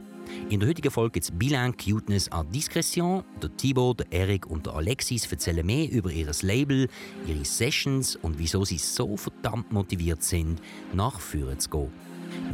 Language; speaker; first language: German; native; German